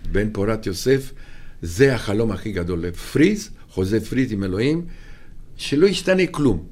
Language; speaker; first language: Hebrew; non-native, fluent; Romanian